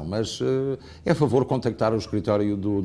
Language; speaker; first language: Portuguese; native; Portuguese